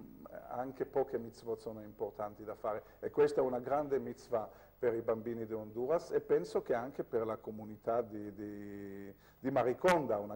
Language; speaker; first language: Italian; non-native, fluent; Hebrew